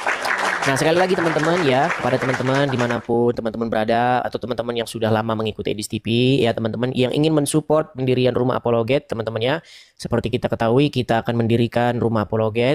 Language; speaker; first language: Indonesian; native; Indonesian